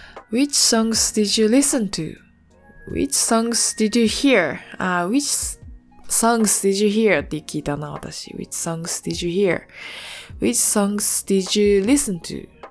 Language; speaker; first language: English; non-native, learner; Japanese